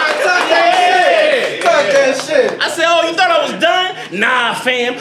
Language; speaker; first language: English; native; English